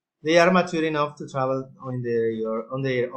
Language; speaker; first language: English; non-native, fluent; Spanish